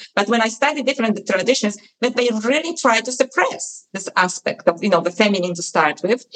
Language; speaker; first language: English; non-native, fluent; Polish